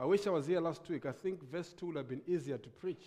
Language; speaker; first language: English; non-native, local second language; Nyanja